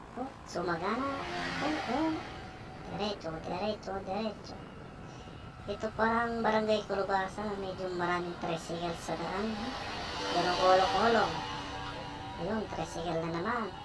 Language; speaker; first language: Filipino; non-native, local second language; Pampanga